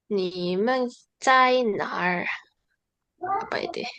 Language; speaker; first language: Chinese; non-native, learner; Indonesian